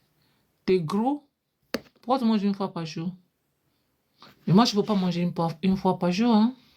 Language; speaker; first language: French; non-native, fluent; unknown